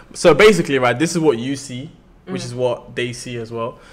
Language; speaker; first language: English; native; English